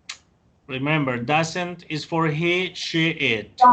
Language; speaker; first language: English; non-native, fluent; Spanish